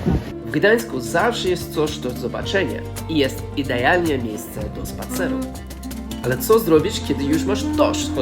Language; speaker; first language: Polish; non-native, fluent; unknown